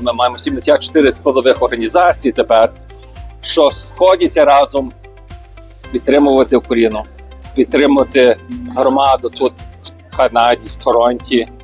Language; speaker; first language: Ukrainian; early bilingual, heritage; Ukrainian